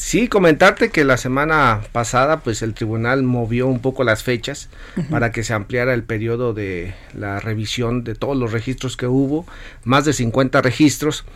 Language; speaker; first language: Spanish; native; Spanish